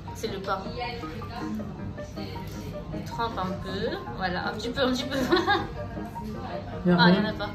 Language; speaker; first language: French; native; French